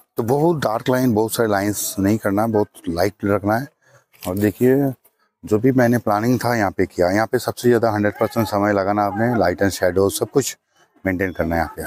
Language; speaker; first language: Hindi; non-native, local second language; Bangla